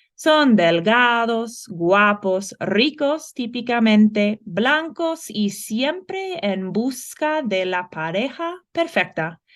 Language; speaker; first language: Spanish; non-native, fluent; English